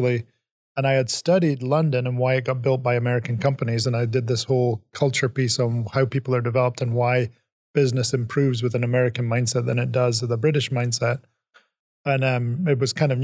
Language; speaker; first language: English; native; English